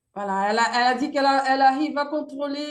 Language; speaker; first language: French; non-native, fluent; Portuguese